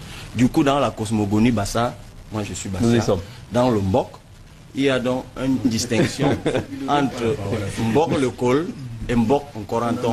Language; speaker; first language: French; non-native, local second language; Basaa